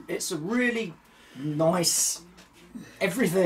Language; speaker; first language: English; native; English